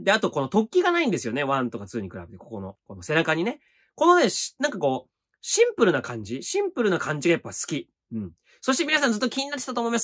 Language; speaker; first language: Japanese; native; Japanese